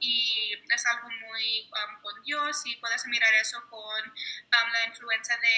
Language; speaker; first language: Spanish; early bilingual, heritage; Spanish